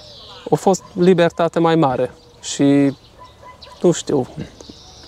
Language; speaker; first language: Romanian; non-native, local second language; Hungarian